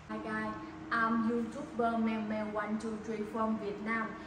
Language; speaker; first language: English; non-native, learner; Vietnamese